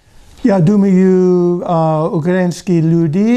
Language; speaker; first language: Ukrainian; non-native, learner; English